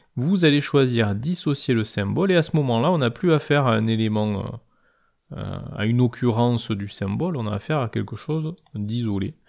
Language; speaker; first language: French; native; French